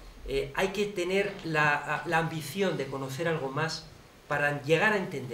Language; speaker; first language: Spanish; native; Spanish